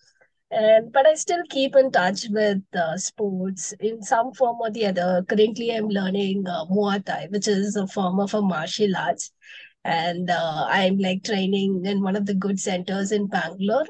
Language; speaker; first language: English; non-native, local second language; Tamil